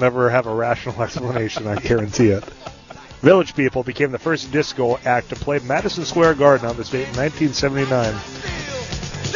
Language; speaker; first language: English; native; English